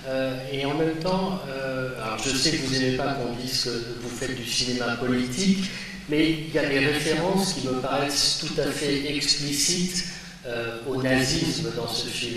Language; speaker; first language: French; native; French